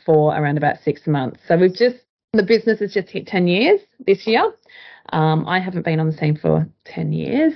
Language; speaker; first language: English; native; English